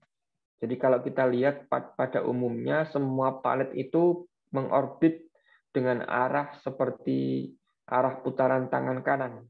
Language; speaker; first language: Indonesian; native; Indonesian